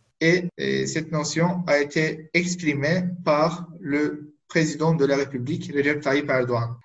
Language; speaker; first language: French; non-native, fluent; Turkish